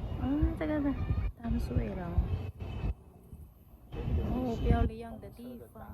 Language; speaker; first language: Chinese; non-native, learner; Filipino